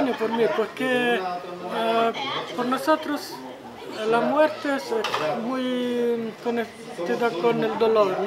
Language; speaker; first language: Spanish; non-native, fluent; Italian